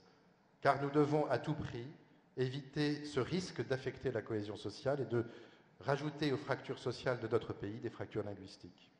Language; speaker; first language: French; native; French